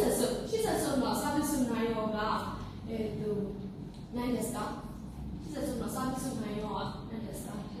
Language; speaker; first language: Japanese; non-native, learner; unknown